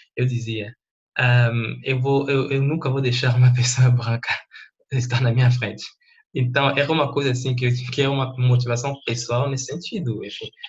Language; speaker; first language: Portuguese; non-native, fluent; French